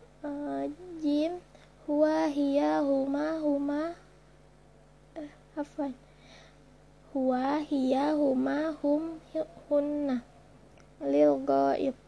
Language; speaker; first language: Arabic; non-native, learner; Indonesian